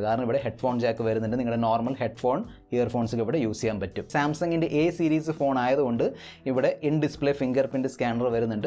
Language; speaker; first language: Malayalam; native; Malayalam